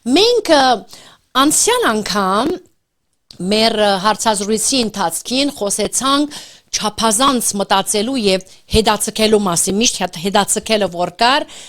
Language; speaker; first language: Armenian; early bilingual, heritage; Armenian